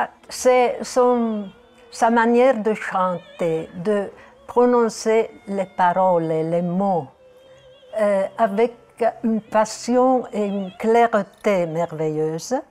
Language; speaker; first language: French; non-native, fluent; Italian